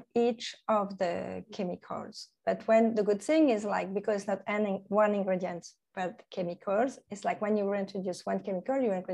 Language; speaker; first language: English; non-native, fluent; French